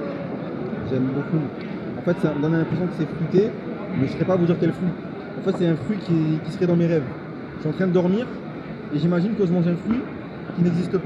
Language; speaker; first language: French; native; French